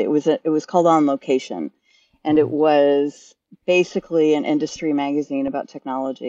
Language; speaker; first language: English; native; English